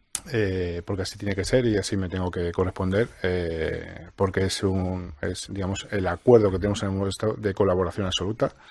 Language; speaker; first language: Spanish; native; Spanish